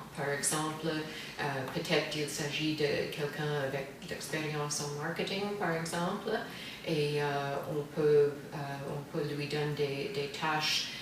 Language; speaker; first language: French; non-native, fluent; English